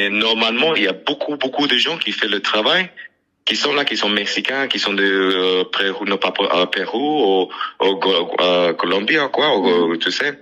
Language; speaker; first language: French; non-native, learner; English